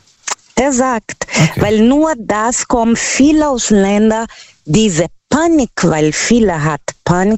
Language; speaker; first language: German; non-native, learner; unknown